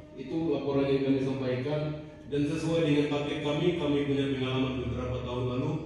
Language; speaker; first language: Indonesian; native; Indonesian